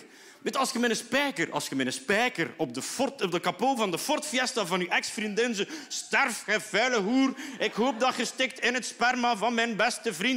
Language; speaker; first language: Dutch; native; Dutch